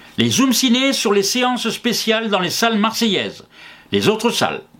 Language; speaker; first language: French; native; French